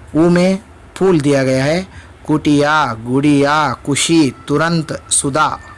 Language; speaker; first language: Hindi; non-native, local second language; Kannada